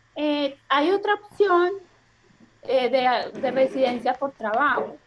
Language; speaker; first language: Spanish; native; Spanish